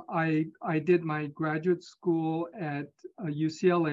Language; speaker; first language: English; native; English